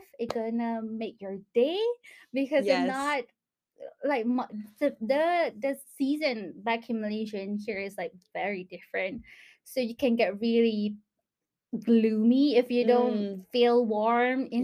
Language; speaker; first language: English; non-native, local second language; Malay